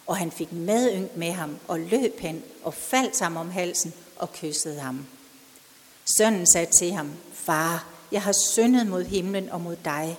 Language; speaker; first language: Danish; native; Danish